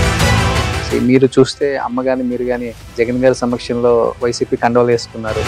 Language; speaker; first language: Telugu; native; Telugu